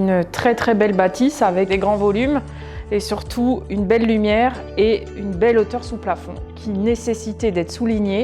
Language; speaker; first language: French; native; French